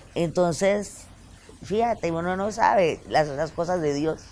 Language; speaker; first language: Spanish; native; Spanish